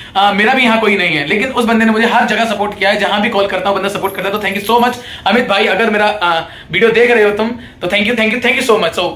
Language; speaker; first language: Hindi; native; Hindi